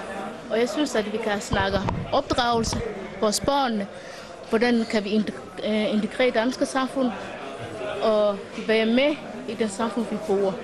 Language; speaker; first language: Danish; non-native, learner; Somali